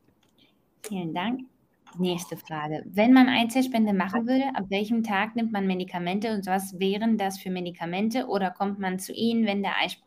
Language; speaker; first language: German; native; German